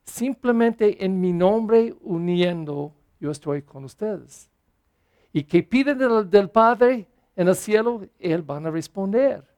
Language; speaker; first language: Spanish; non-native, fluent; English